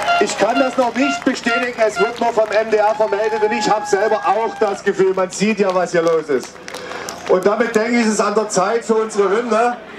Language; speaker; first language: German; native; German